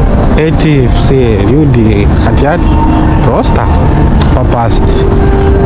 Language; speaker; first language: Russian; non-native, fluent; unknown